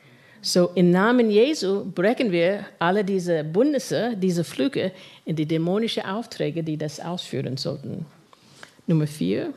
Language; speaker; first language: German; non-native, fluent; English